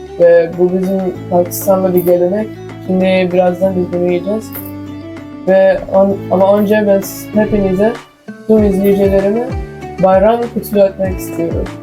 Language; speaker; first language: Turkish; non-native, fluent; Urdu